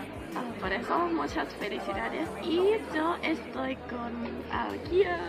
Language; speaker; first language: Spanish; non-native, learner; Korean